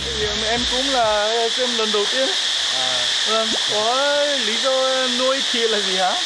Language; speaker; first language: Vietnamese; non-native, fluent; Korean